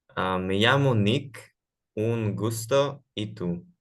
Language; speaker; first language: Spanish; non-native, learner; Russian